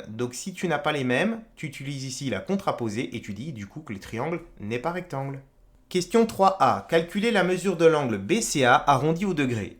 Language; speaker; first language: French; native; French